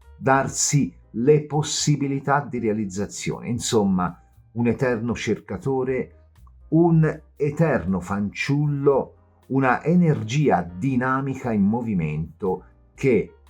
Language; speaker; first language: Italian; native; Italian